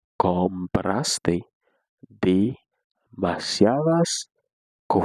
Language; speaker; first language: Spanish; non-native, learner; Haitian Creole